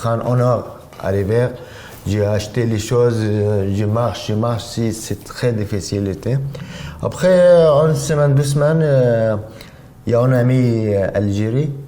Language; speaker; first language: French; non-native, learner; Arabic